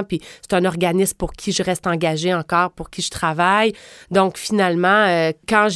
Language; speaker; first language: French; native; French